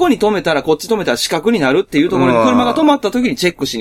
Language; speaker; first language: Japanese; native; Japanese